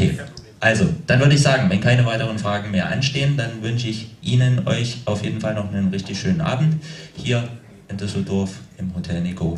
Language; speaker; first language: German; native; German